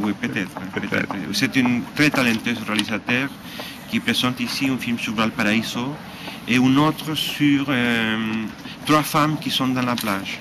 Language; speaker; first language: French; non-native, fluent; Spanish